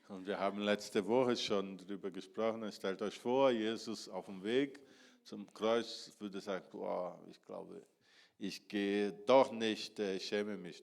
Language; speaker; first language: German; non-native, fluent; Portuguese